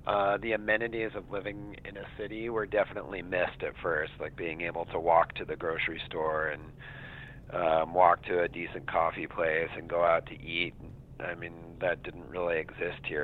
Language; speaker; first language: English; native; English